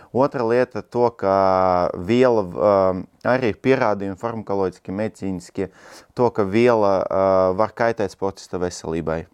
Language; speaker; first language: Latvian; non-native, local second language; Russian